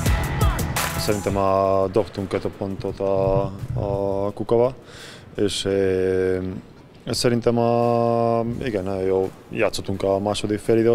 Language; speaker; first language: Hungarian; non-native, learner; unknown